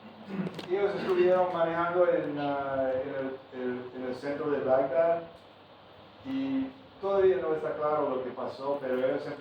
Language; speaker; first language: Spanish; non-native, fluent; English